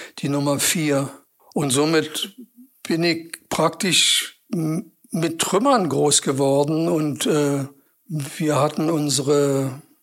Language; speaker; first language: German; native; German